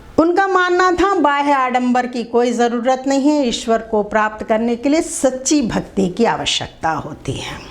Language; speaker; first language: Hindi; non-native, local second language; Telugu